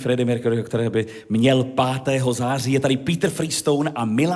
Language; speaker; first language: Czech; native; Czech